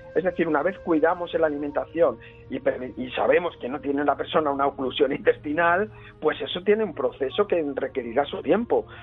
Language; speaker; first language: Spanish; native; Spanish